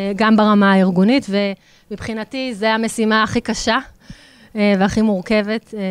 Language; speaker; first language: Hebrew; native; Hebrew